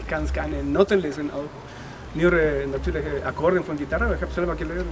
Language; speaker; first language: German; non-native, learner; Spanish